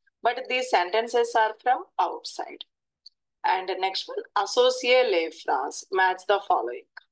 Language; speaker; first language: English; non-native, local second language; Telugu